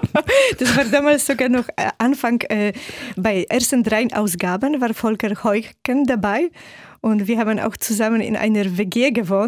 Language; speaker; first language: German; non-native, fluent; Polish